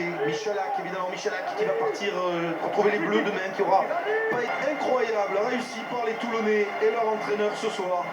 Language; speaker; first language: French; native; French